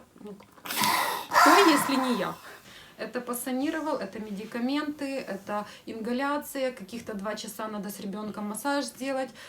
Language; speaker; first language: Russian; non-native, local second language; Ukrainian